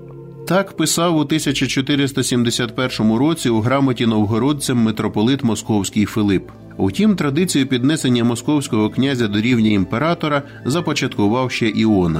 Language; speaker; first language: Ukrainian; native; Ukrainian